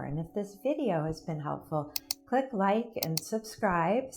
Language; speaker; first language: English; native; English